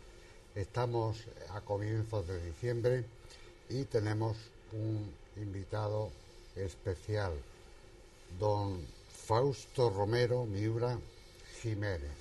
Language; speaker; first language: Spanish; native; Spanish